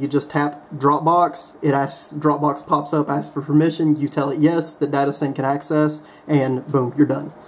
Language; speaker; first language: English; native; English